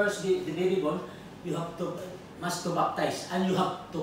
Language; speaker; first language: English; non-native, learner; Filipino